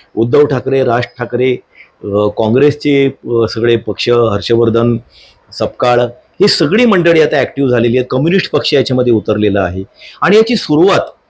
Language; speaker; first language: Marathi; native; Marathi